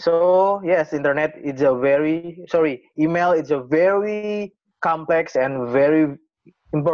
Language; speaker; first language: English; non-native, learner; Indonesian